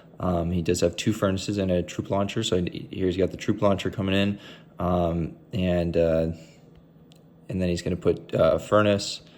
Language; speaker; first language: English; native; English